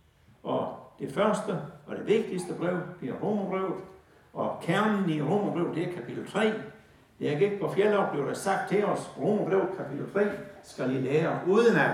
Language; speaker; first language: Danish; native; Danish